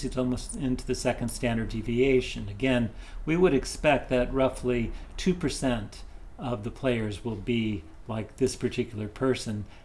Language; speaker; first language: English; native; English